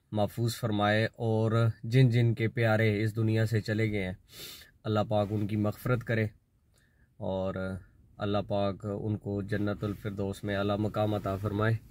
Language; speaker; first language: Urdu; non-native, local second language; Punjabi